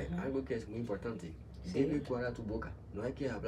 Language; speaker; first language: Spanish; non-native, learner; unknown